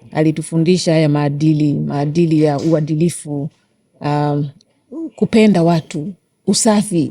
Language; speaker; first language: Swahili; native; Swahili